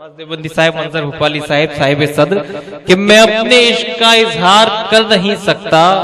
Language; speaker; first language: Urdu; native; Urdu